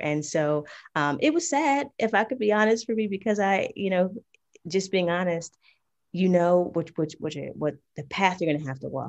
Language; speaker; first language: English; native; English